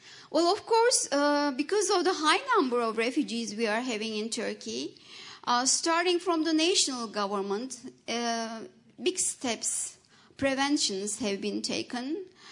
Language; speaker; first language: English; non-native, fluent; Turkish